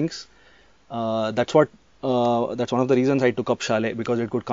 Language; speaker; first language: English; non-native, local second language; Kannada